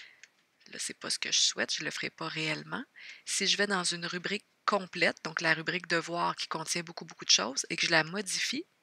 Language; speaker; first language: French; native; French